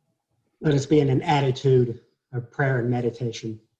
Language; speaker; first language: English; native; English